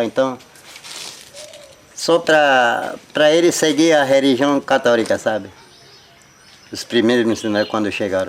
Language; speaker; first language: Portuguese; non-native, local second language; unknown